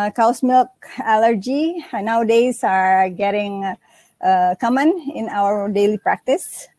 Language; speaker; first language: English; non-native, fluent; Indonesian